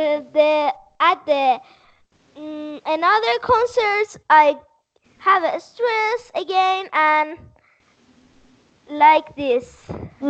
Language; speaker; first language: English; non-native, learner; Persian